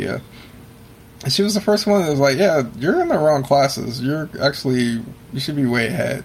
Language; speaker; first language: English; native; English